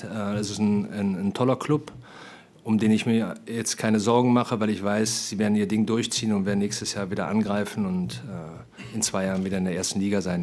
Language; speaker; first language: German; native; German